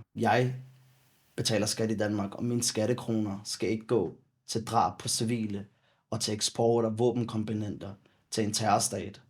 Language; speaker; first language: Danish; early bilingual, other home language; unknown